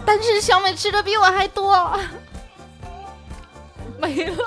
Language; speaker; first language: Chinese; native; Chinese